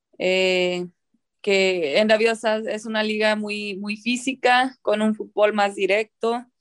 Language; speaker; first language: Spanish; early bilingual, heritage; Spanish